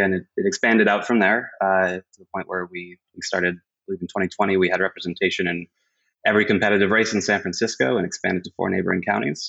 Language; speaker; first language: English; native; English